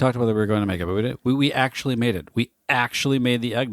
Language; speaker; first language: English; native; English